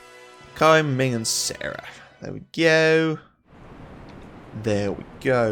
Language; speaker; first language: English; native; English